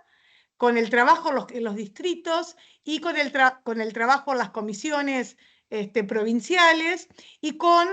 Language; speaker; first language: Spanish; native; Spanish